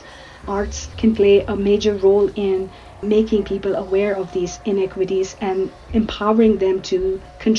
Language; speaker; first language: English; non-native, local second language; Urdu